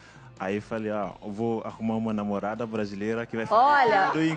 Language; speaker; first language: Portuguese; non-native, fluent; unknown